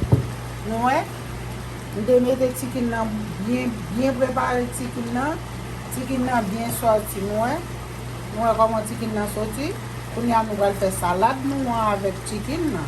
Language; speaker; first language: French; non-native, local second language; Haitian Creole